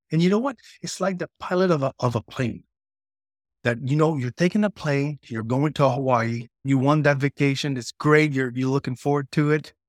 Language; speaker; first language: English; native; English